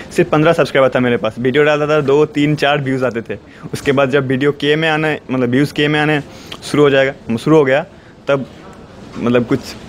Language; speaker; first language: Hindi; native; Hindi